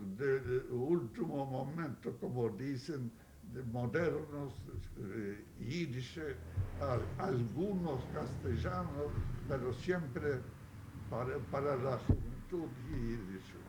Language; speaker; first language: Spanish; non-native, fluent; Yiddish